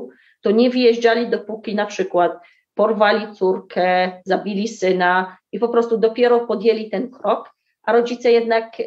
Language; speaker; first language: Polish; early bilingual, heritage; Arabic